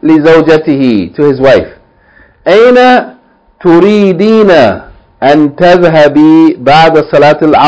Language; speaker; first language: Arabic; non-native, fluent; English